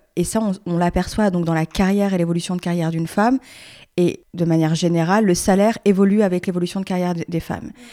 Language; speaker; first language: French; native; French